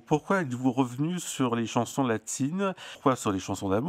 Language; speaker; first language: French; native; French